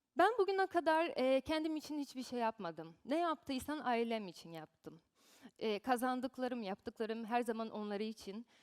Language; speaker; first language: Turkish; non-native, fluent; Portuguese